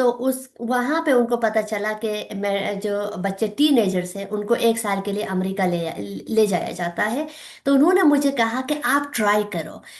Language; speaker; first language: Urdu; non-native, local second language; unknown